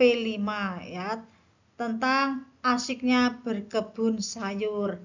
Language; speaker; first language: Indonesian; native; Indonesian